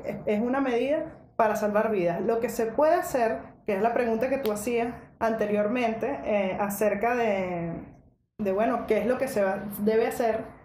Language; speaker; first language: Spanish; native; Spanish